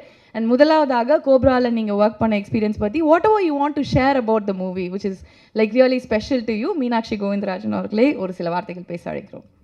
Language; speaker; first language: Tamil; native; Tamil